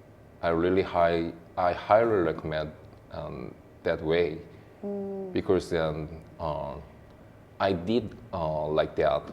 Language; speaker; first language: English; non-native, learner; Korean